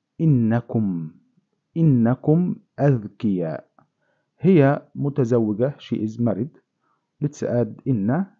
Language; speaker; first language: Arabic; non-native, fluent; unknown